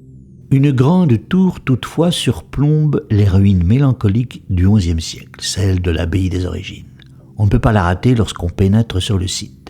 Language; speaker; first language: French; native; French